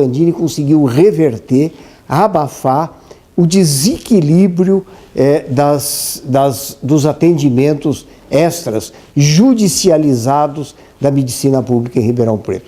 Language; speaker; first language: Portuguese; native; Portuguese